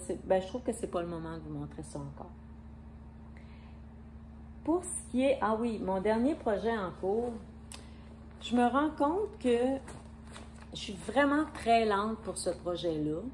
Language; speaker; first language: French; native; French